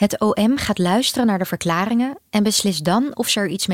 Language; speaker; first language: Dutch; native; Dutch